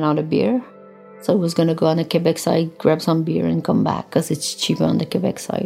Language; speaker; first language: English; non-native, fluent; French